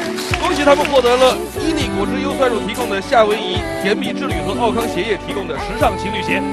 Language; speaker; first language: Chinese; native; Chinese